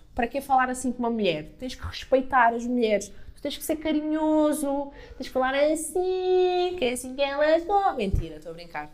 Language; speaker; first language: Portuguese; native; Portuguese